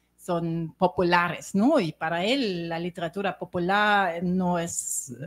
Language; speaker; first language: Spanish; non-native, fluent; German